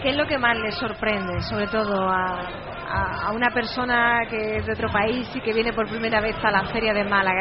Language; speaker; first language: Spanish; native; Spanish